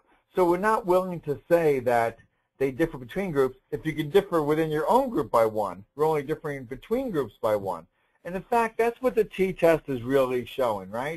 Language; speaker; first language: English; native; English